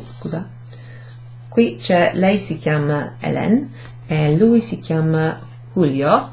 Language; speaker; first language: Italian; non-native, fluent; English